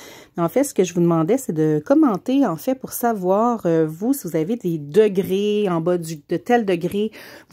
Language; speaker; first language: French; native; French